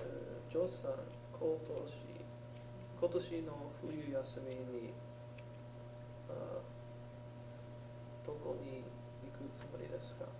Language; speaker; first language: Japanese; non-native, learner; English